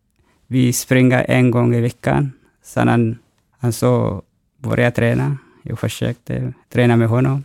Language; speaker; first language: Swedish; non-native, learner; Oromo